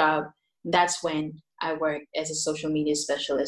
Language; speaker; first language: English; non-native, local second language; Filipino